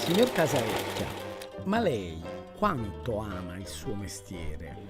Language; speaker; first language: Italian; native; Italian